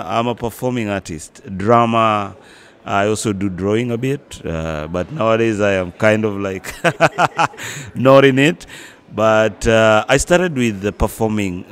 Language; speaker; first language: English; non-native, local second language; Luo (Kenya and Tanzania)